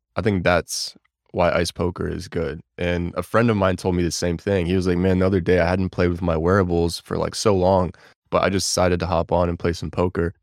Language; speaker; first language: English; early bilingual, other home language; Bulgarian